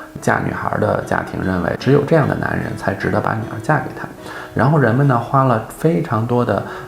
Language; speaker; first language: Chinese; native; Chinese